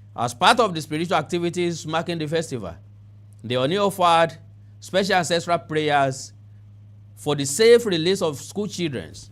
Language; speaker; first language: English; non-native, local second language; Yoruba